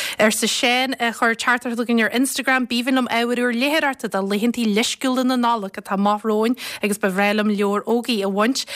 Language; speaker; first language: Irish; native; Irish